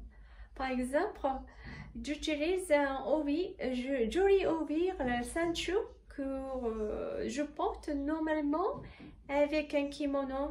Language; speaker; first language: French; non-native, fluent; Japanese